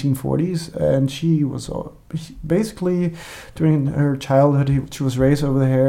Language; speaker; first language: English; non-native, fluent; Spanish